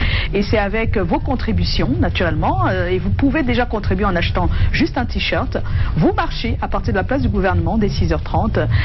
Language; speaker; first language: French; native; French